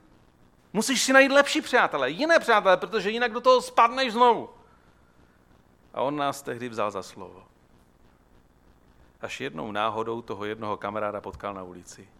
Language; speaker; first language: Czech; native; Czech